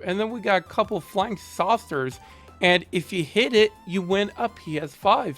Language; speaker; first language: English; native; English